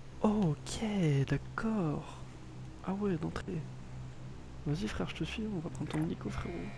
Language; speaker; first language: French; native; French